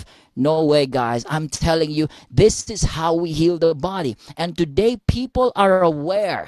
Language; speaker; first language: English; non-native, local second language; Filipino